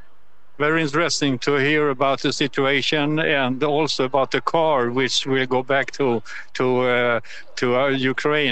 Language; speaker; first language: English; non-native, learner; Swedish